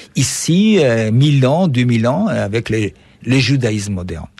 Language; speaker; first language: French; non-native, fluent; Hebrew